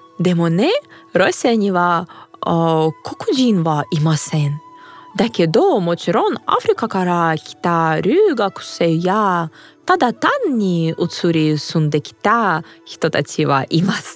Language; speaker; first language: Japanese; non-native, fluent; Russian